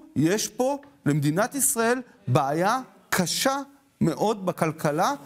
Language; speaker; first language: Hebrew; native; Hebrew